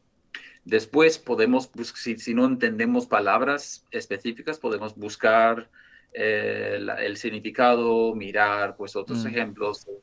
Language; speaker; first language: Spanish; non-native, fluent; English